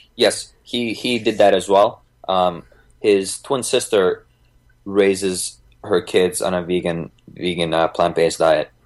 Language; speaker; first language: English; early bilingual, other home language; Bosnian